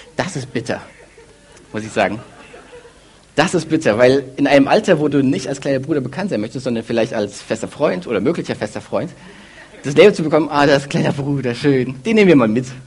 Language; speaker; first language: German; early bilingual, other home language; Russian